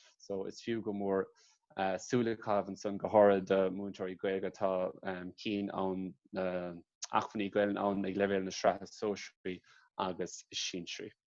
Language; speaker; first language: Irish; native; Irish